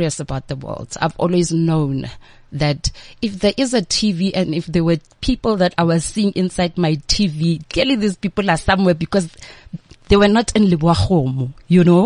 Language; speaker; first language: English; non-native, local second language; Northern Sotho